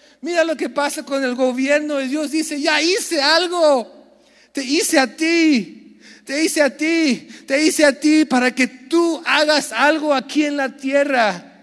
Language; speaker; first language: Spanish; early bilingual, heritage; Spanish